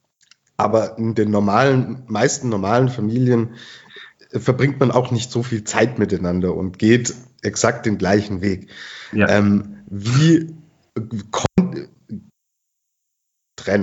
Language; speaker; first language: German; native; German